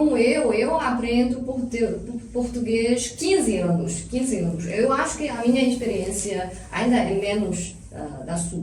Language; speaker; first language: Portuguese; non-native, fluent; Chinese